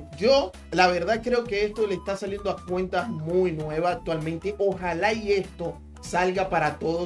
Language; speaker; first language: Spanish; native; Spanish